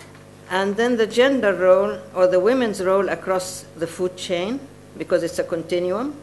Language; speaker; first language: English; non-native, fluent; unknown